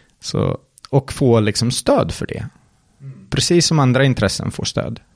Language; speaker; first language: Swedish; early bilingual, other home language; Serbian